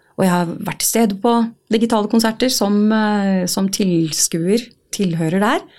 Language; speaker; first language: Norwegian; native; Norwegian